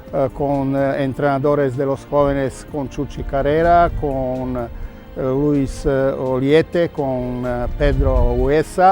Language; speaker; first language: Spanish; non-native, fluent; Serbian